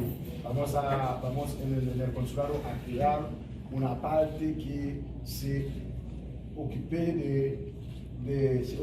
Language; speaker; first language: Spanish; non-native, fluent; Haitian Creole